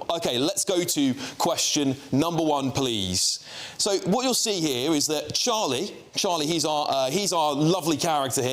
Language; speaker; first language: English; native; English